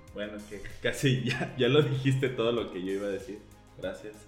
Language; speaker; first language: Spanish; native; Spanish